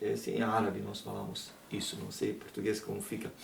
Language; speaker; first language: Portuguese; non-native, learner; Arabic